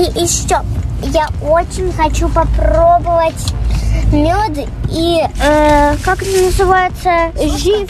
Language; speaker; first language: Russian; early bilingual, heritage; Russian